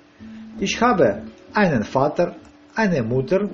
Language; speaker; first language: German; non-native, learner; Russian